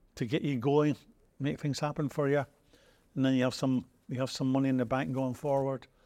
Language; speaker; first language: English; native; English